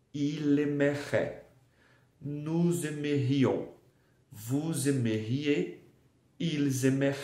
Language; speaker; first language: French; non-native, fluent; Portuguese